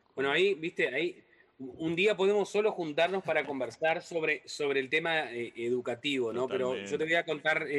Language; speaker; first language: Spanish; non-native, local second language; Portuguese